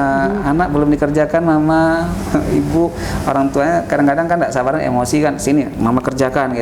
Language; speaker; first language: Indonesian; native; Indonesian